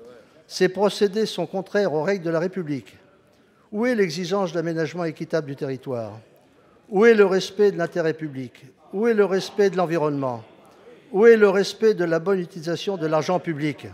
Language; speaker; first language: French; native; French